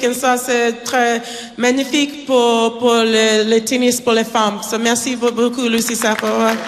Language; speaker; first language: French; non-native, learner; English